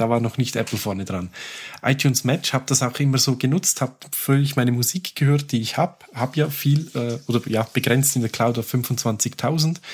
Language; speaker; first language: German; native; German